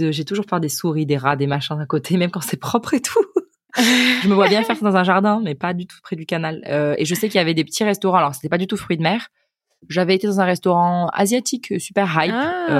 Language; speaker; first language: French; native; French